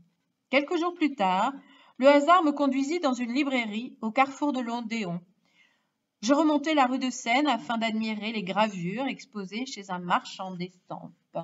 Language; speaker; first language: French; native; French